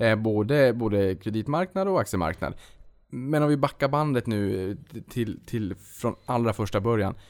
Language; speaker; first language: Swedish; native; Swedish